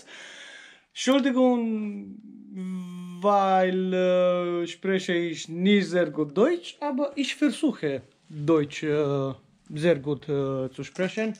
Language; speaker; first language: German; non-native, learner; Romanian